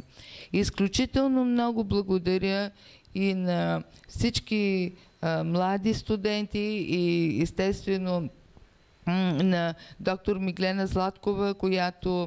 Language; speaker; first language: Bulgarian; native; Bulgarian